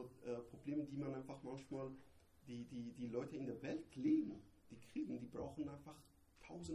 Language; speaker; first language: German; non-native, learner; Persian